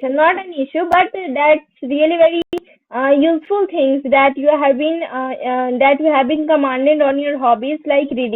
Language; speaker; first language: English; non-native, learner; Hindi